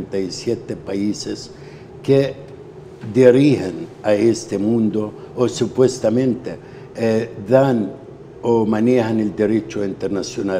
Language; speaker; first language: Spanish; non-native, fluent; Arabic